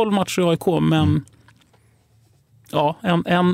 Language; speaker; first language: Swedish; native; Swedish